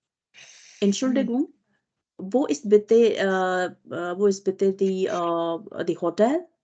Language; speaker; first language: German; non-native, learner; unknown